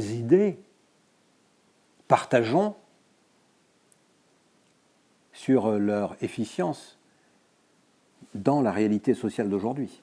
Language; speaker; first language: French; native; French